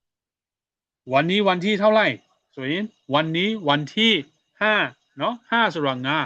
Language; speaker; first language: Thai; non-native, fluent; Burmese